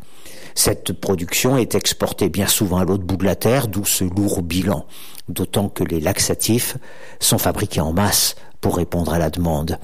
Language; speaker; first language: French; native; French